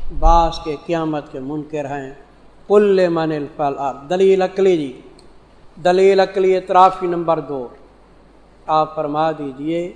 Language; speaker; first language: Urdu; non-native, local second language; Saraiki